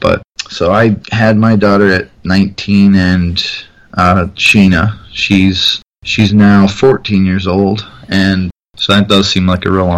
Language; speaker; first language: English; native; English